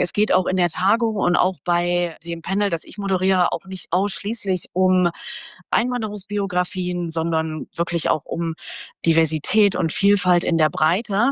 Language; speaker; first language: German; native; German